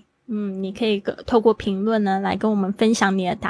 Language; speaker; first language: Chinese; native; Chinese